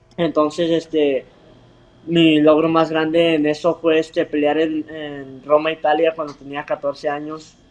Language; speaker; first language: Spanish; early bilingual, heritage; Spanish